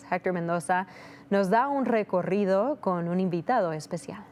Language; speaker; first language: Spanish; native; Spanish